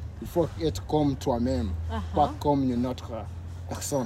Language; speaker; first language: French; non-native, learner; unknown